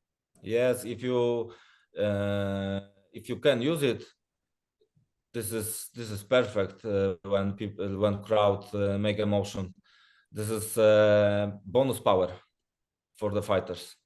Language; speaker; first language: English; non-native, learner; Polish